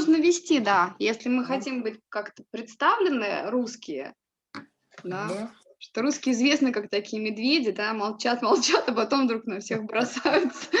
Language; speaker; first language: Russian; native; Russian